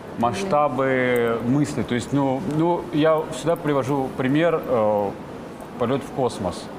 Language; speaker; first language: Russian; native; Russian